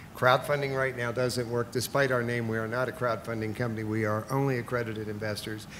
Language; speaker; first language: English; native; English